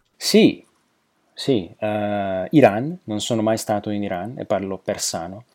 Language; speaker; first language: Italian; non-native, fluent; Slovak